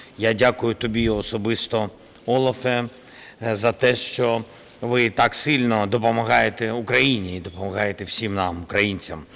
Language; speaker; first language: Ukrainian; non-native, local second language; Russian